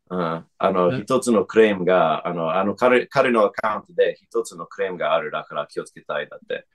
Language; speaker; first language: Japanese; non-native, fluent; English